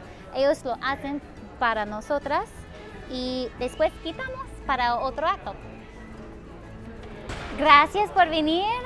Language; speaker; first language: Spanish; non-native, fluent; English